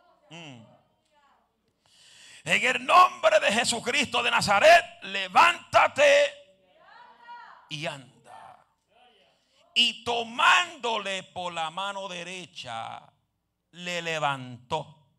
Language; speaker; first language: Spanish; early bilingual, heritage; Spanish